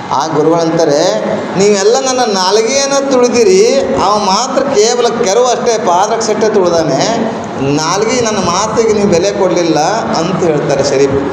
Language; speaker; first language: Kannada; native; Kannada